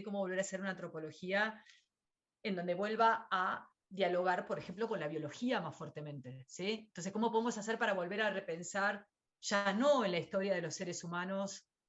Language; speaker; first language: Spanish; native; Spanish